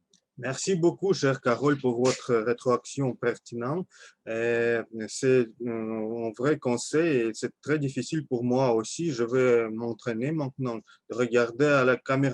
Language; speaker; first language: French; non-native, learner; Russian